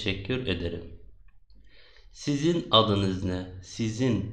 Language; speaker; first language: Turkish; non-native, fluent; Arabic